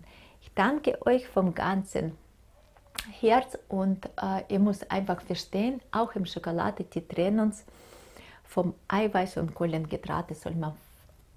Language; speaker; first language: German; non-native, fluent; Russian